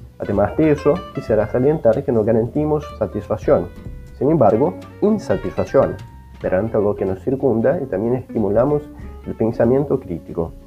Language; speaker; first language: Spanish; non-native, fluent; Portuguese